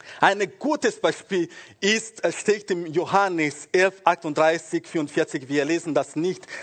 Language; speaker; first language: German; non-native, fluent; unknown